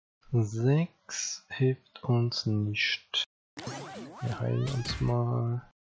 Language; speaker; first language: German; native; German